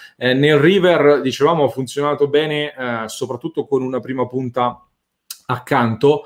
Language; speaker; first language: Italian; native; Italian